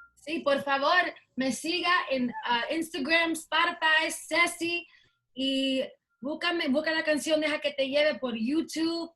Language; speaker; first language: Spanish; early bilingual, other home language; English